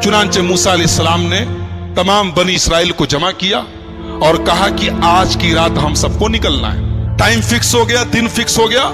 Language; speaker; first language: Urdu; native; Urdu